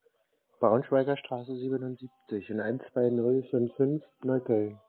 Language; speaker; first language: German; native; German